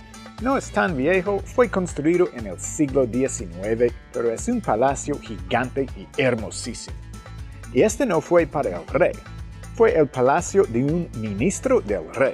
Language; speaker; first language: Spanish; non-native, fluent; English